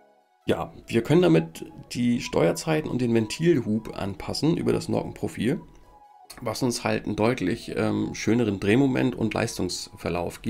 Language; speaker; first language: German; native; German